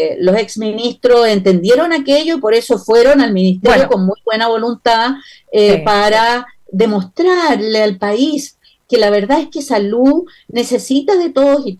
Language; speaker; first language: Spanish; native; Spanish